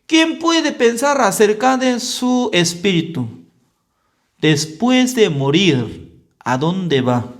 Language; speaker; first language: Spanish; non-native, learner; Korean